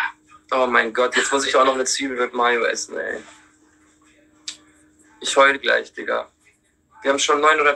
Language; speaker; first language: German; native; German